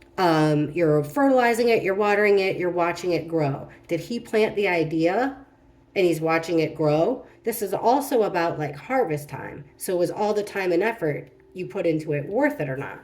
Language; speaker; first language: English; native; English